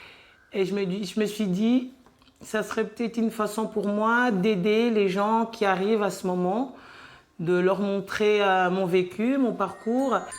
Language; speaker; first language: French; non-native, fluent; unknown